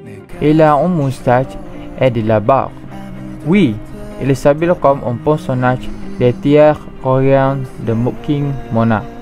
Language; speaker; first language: French; non-native, learner; Malay